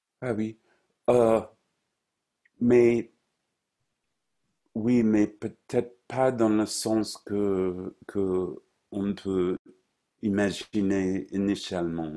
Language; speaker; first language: French; non-native, fluent; English